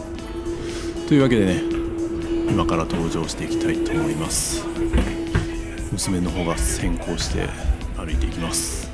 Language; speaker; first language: Japanese; native; Japanese